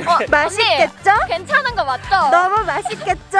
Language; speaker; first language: Korean; early bilingual, heritage; Korean